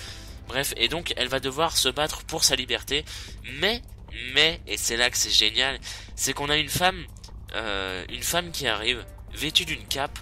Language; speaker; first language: French; native; French